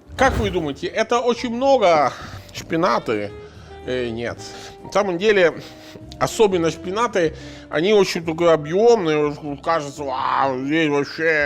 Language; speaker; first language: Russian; non-native, fluent; Italian